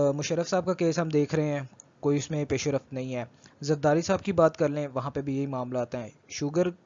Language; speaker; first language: Urdu; native; Urdu